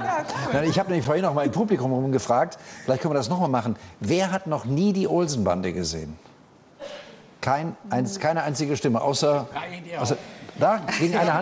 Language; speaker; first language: German; native; German